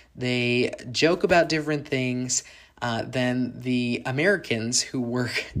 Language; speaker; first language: English; native; English